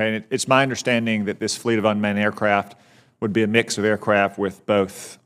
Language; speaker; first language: English; native; English